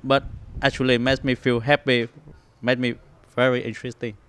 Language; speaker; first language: English; non-native, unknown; Vietnamese